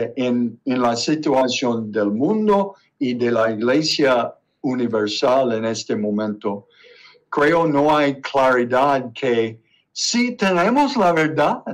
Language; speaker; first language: Spanish; non-native, learner; English